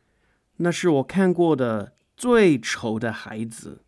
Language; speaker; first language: Chinese; non-native, fluent; English